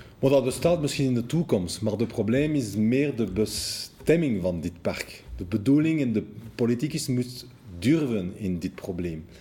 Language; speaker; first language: Dutch; non-native, local second language; French